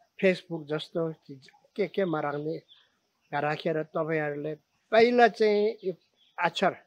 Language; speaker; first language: Nepali; non-native, local second language; Tibetan